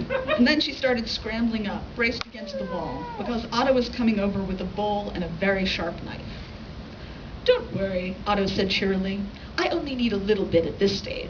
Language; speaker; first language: English; native; English